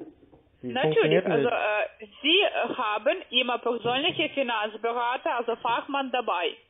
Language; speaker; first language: German; non-native, learner; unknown